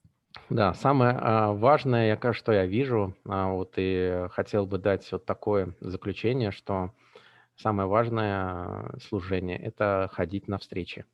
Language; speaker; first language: Russian; native; Russian